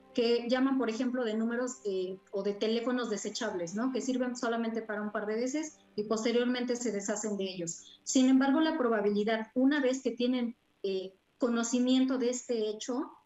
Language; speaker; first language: Spanish; native; Spanish